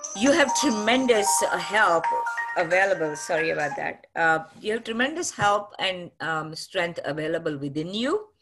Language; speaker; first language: English; non-native, local second language; Marathi